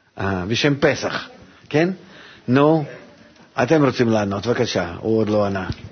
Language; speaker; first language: Hebrew; non-native, fluent; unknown